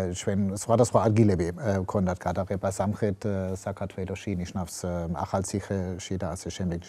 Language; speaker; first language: Georgian; non-native, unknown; German